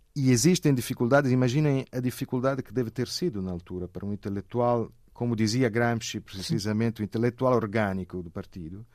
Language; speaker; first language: Portuguese; non-native, fluent; Italian